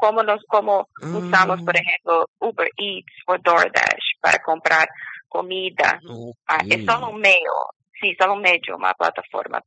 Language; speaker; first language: Spanish; non-native, learner; Portuguese